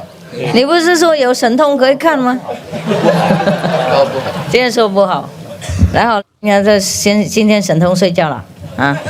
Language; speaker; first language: Chinese; non-native, fluent; Vietnamese